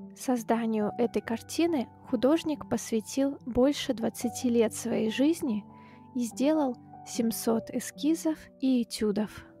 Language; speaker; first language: Russian; native; Russian